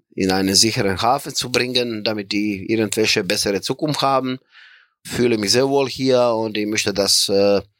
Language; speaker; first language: German; non-native, fluent; Croatian